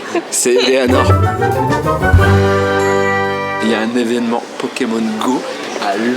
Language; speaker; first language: French; native; French